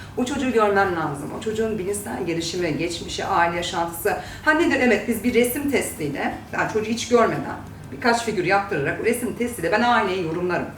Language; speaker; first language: Turkish; early bilingual, heritage; Turkish